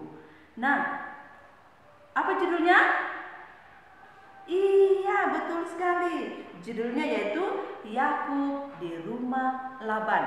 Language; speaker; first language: Indonesian; native; Indonesian